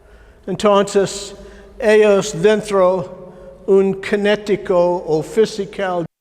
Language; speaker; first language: Spanish; non-native, learner; English